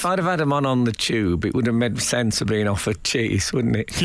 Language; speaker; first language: English; native; English